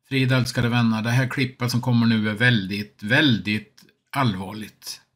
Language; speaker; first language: Swedish; native; Swedish